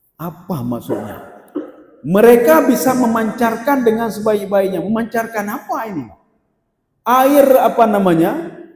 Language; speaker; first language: Malay; non-native, local second language; Achinese